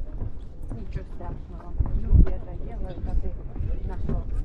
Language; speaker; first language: Russian; native; Russian